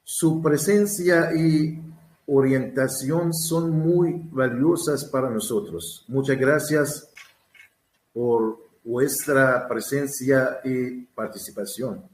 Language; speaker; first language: Spanish; non-native, learner; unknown